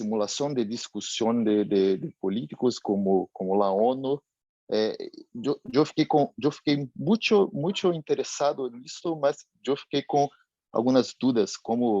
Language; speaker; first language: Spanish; non-native, learner; Portuguese